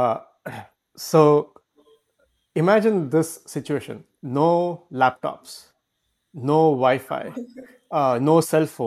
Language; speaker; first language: English; non-native, local second language; Kannada